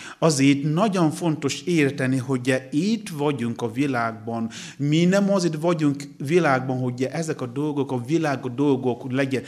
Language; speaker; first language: Hungarian; non-native, learner; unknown